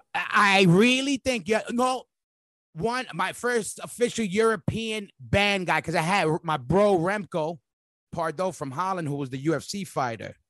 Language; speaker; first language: English; native; English